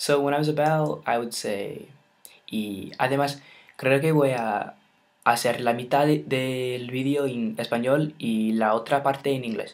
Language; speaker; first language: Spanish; non-native, fluent; English